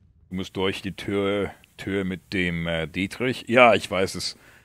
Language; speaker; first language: German; early bilingual, heritage; German